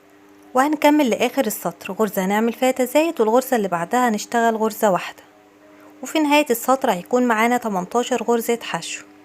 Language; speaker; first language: Arabic; native; Arabic